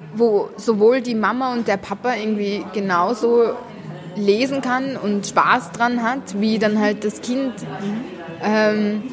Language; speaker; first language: German; early bilingual, heritage; Arabic